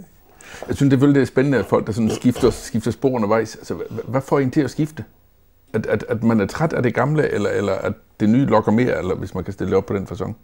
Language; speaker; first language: Danish; native; Danish